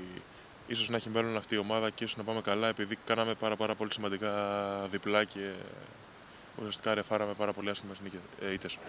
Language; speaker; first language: Greek; native; Greek